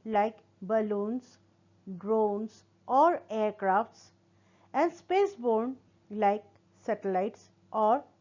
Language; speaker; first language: English; non-native, local second language; Assamese